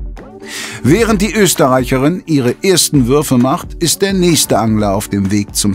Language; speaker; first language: German; native; German